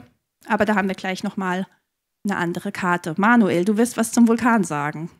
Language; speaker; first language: German; native; German